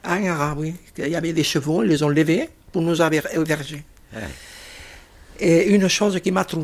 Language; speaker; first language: French; non-native, fluent; Catalan